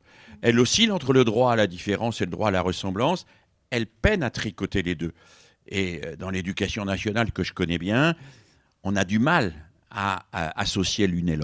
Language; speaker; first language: French; native; French